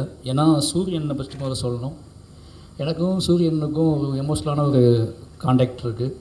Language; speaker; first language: Tamil; native; Tamil